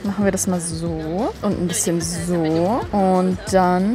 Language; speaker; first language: German; native; German